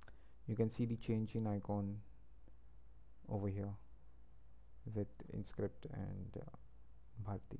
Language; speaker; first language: English; non-native, local second language; Marathi